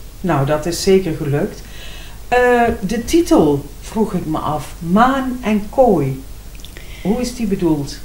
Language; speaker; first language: Dutch; native; Dutch